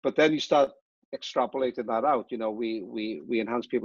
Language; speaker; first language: English; native; English